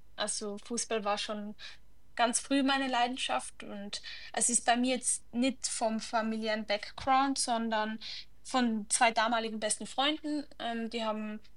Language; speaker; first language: German; native; German